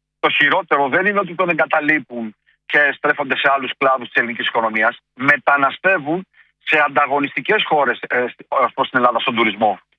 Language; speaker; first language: Greek; native; Greek